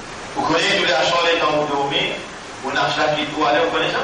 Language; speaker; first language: French; non-native, local second language; Morisyen